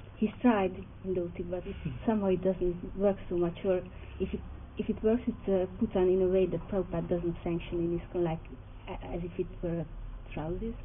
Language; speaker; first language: English; non-native, fluent; Hungarian